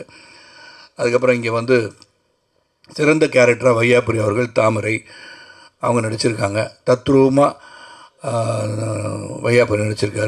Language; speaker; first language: Tamil; native; Tamil